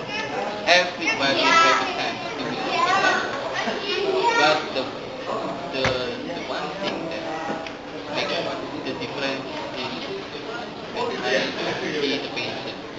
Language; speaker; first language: English; non-native, learner; Indonesian